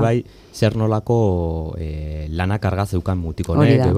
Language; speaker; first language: Basque; native; Basque